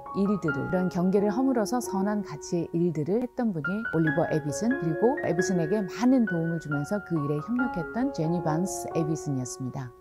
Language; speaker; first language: Korean; native; Korean